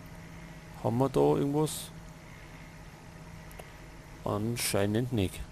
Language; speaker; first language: German; native; German